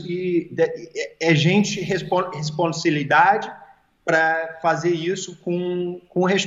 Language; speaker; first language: Portuguese; early bilingual, heritage; English